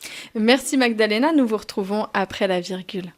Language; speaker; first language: French; native; French